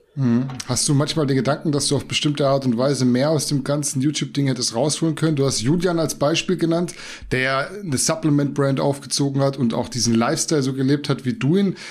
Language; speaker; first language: German; native; German